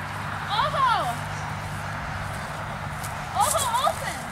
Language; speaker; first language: Spanish; non-native, learner; English